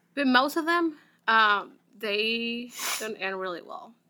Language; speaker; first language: English; non-native, learner; Spanish